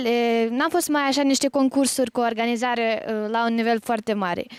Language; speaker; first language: Romanian; early bilingual, heritage; Romanian